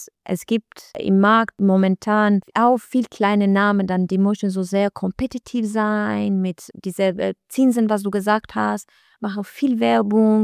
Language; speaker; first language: German; non-native, learner; Albanian